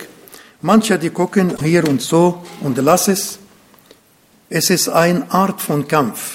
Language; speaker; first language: German; non-native, fluent; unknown